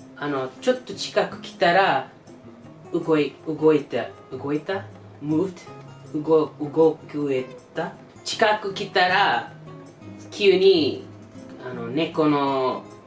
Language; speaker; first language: Japanese; non-native, learner; English